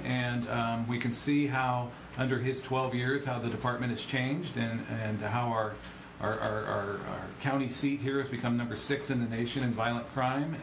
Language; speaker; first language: English; native; English